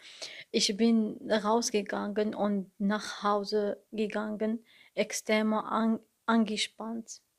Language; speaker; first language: German; non-native, learner; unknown